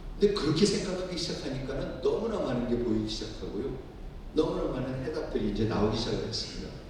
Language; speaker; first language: Korean; native; Korean